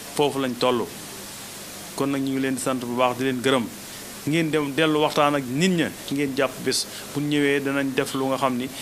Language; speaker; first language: Wolof; native; Wolof